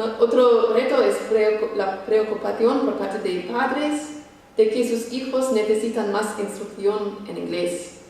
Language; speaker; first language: Spanish; non-native, fluent; English